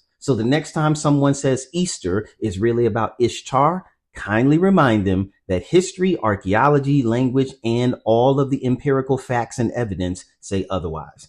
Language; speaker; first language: English; native; English